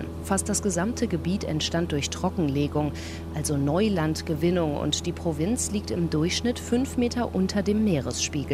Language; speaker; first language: German; native; German